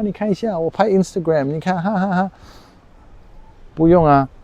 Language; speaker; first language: Chinese; non-native, fluent; Dutch